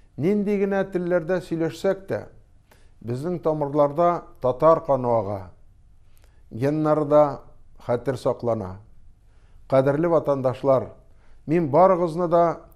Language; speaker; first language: Tatar; non-native, local second language; Russian